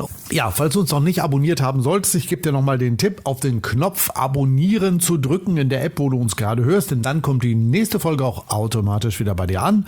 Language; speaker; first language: German; native; German